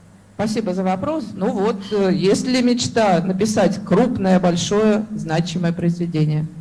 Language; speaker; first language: Russian; native; Russian